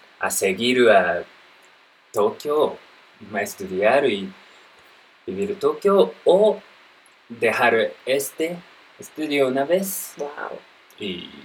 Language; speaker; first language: Spanish; non-native, learner; Japanese